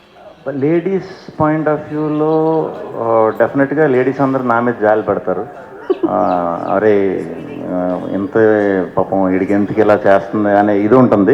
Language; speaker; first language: Telugu; native; Telugu